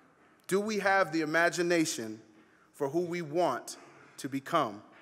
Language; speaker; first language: English; native; English